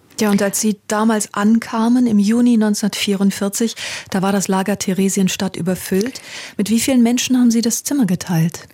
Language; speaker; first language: German; native; German